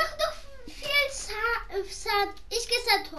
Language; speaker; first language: German; non-native, learner; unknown